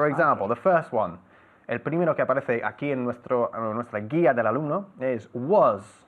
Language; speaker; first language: Spanish; non-native, fluent; English